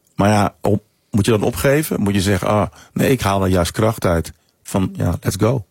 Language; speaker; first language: Dutch; early bilingual, other home language; Sranan Tongo